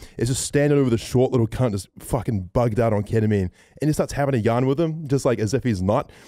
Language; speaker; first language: English; native; English